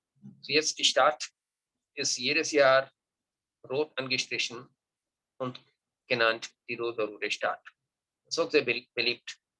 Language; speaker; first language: German; non-native, learner; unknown